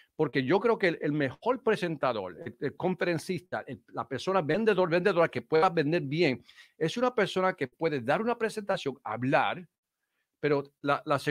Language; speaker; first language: Spanish; early bilingual, heritage; Spanish